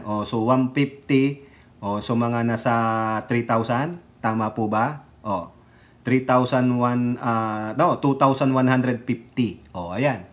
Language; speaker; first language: Filipino; native; Filipino